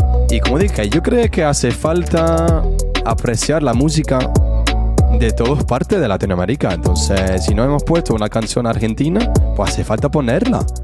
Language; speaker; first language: Spanish; non-native, fluent; English